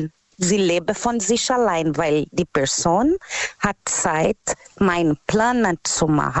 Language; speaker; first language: German; non-native, learner; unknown